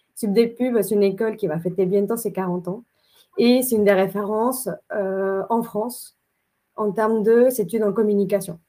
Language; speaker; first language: French; non-native, fluent; Spanish